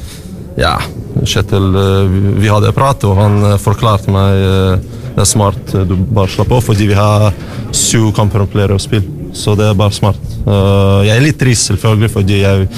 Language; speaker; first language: Norwegian; non-native, learner; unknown